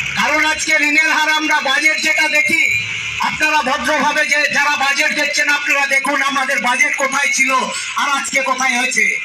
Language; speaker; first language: Bangla; non-native, local second language; Santali